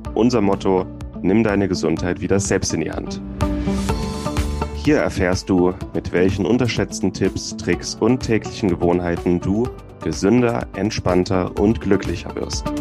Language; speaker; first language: German; native; German